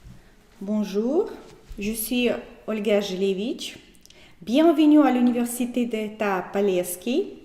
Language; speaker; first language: French; non-native, fluent; Russian